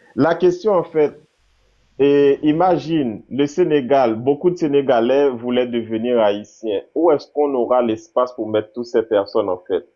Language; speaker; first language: French; non-native, local second language; Haitian Creole